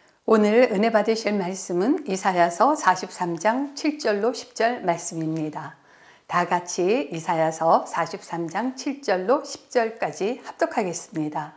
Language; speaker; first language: Korean; native; Korean